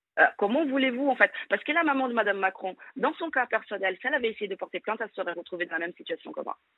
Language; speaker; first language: French; non-native, fluent; Portuguese